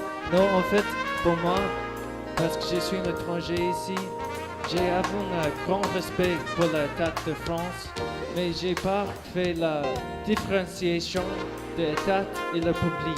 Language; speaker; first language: French; non-native, learner; English